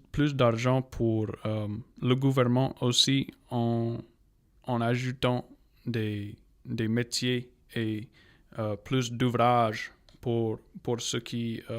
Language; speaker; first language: French; non-native, local second language; English